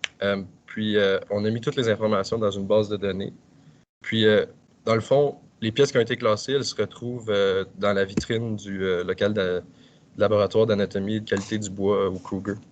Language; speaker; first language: French; native; French